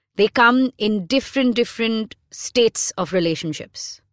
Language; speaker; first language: English; non-native, local second language; Hindi